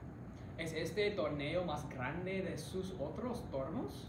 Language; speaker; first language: Spanish; non-native, learner; English